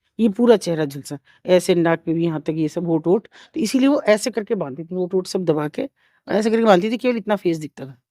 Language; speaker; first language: Hindi; native; Hindi